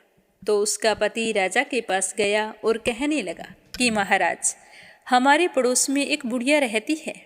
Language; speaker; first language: Hindi; native; Hindi